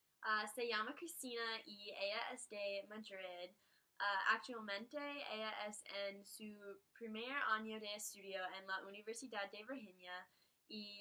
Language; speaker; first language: Spanish; non-native, learner; English